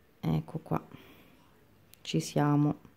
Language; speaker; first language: Italian; native; Italian